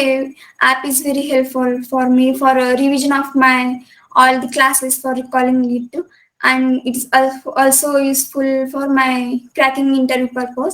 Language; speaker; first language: English; non-native, local second language; Kannada